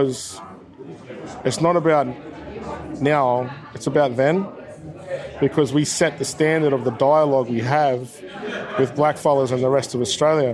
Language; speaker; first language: English; native; English